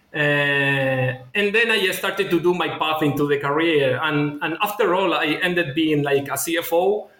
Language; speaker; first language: English; non-native, fluent; Spanish